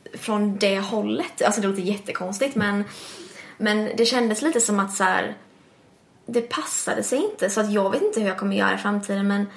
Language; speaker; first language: Swedish; early bilingual, other home language; English